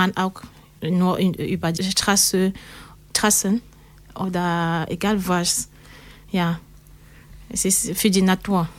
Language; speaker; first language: German; non-native, learner; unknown